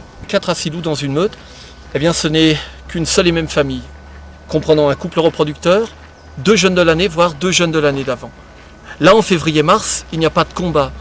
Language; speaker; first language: French; native; French